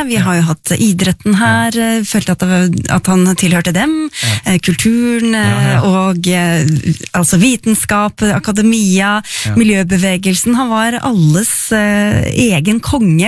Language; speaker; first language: Norwegian; native; Norwegian